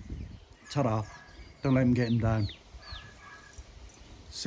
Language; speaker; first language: English; native; English